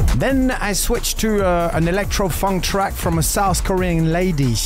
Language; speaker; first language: English; non-native, fluent; French